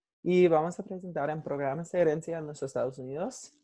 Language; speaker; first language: Spanish; non-native, learner; English